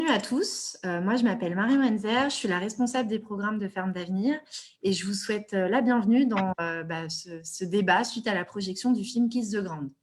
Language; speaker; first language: French; native; French